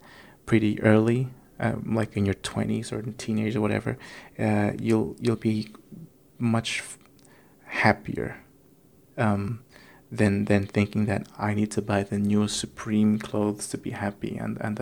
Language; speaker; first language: English; non-native, fluent; Indonesian